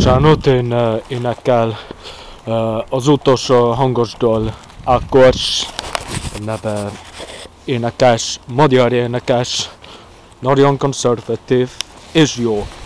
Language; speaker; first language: Hungarian; non-native, learner; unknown